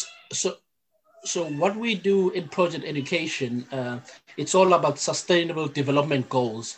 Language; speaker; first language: English; non-native, local second language; Zulu